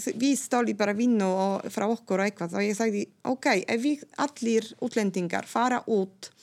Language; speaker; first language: Icelandic; non-native, fluent; Polish